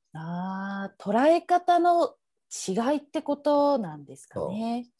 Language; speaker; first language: Japanese; native; Japanese